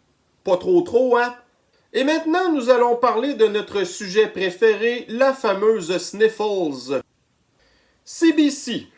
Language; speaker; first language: French; native; French